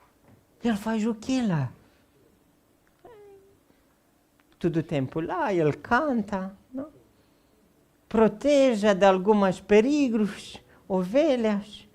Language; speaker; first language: Portuguese; non-native, fluent; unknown